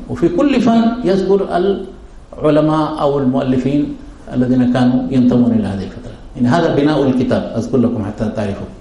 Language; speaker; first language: Arabic; non-native, fluent; Urdu